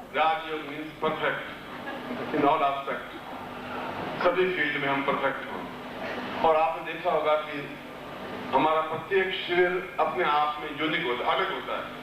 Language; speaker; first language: Hindi; native; Hindi